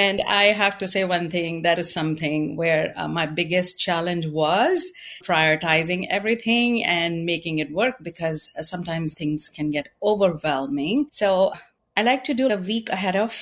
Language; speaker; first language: English; non-native, local second language; Hindi